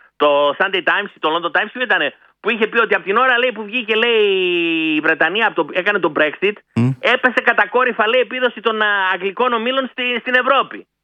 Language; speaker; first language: Greek; early bilingual, heritage; Greek